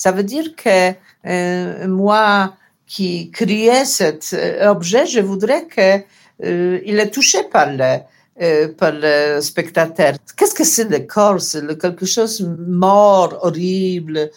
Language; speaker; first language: French; non-native, learner; Polish